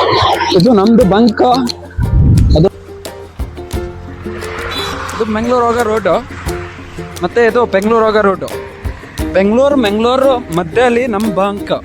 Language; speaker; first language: Kannada; non-native, local second language; Hindi